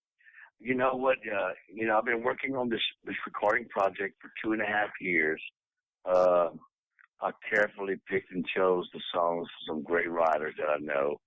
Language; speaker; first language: English; native; English